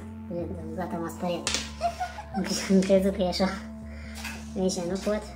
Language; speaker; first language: Romanian; non-native, learner; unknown